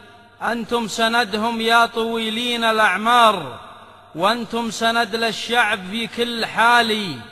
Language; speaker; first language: Arabic; native; Arabic